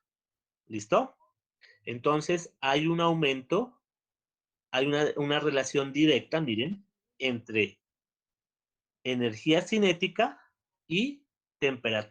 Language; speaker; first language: Spanish; native; Spanish